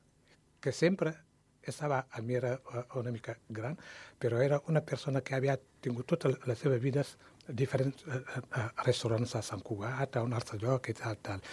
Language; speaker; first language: Catalan; non-native, learner; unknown